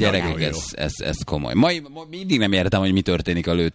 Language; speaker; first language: Hungarian; native; Hungarian